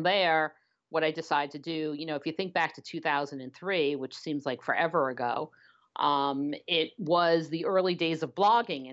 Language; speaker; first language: English; native; English